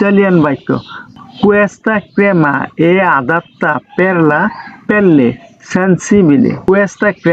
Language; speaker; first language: Italian; non-native, learner; Bangla